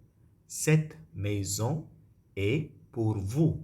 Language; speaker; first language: French; non-native, fluent; Telugu